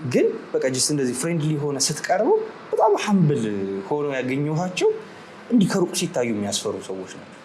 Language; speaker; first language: Amharic; native; Amharic